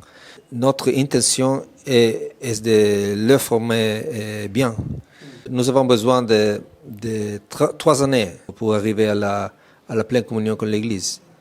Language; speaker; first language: French; non-native, fluent; Italian